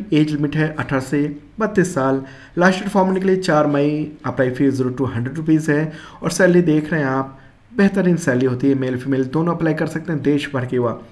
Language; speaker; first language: Hindi; native; Hindi